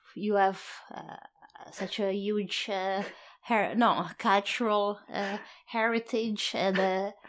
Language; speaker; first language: English; non-native, fluent; Italian